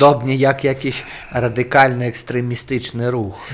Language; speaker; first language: Polish; non-native, learner; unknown